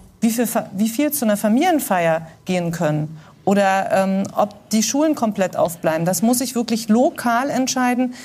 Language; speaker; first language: German; native; German